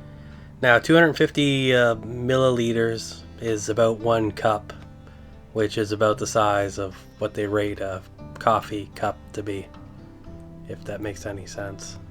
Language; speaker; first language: English; native; English